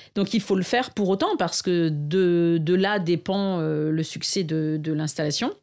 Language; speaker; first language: French; native; French